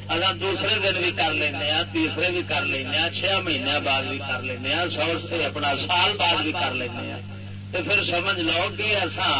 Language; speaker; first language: Urdu; non-native, local second language; Punjabi